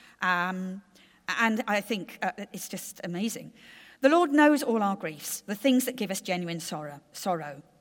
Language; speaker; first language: English; native; English